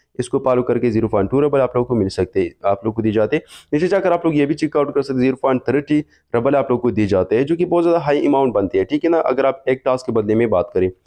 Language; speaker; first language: Urdu; non-native, local second language; Pashto